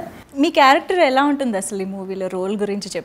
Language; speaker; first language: Telugu; native; Telugu